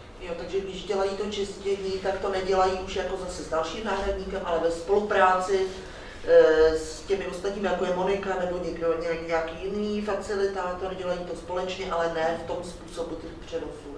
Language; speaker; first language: Czech; native; Czech